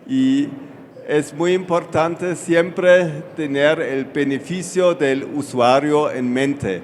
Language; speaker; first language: Spanish; non-native, fluent; German